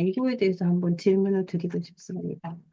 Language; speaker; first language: Korean; native; Korean